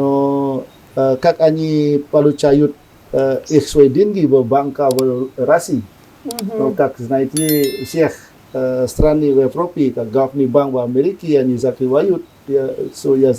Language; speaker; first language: Russian; non-native, learner; Indonesian